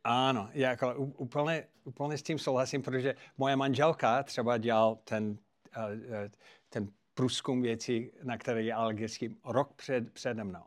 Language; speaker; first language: Czech; non-native, fluent; English